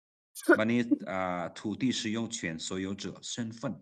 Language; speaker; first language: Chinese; non-native, fluent; Lao